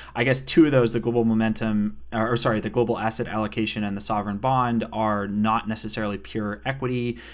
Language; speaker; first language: English; native; English